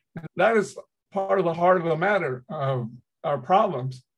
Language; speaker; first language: English; early bilingual, other home language; Chinese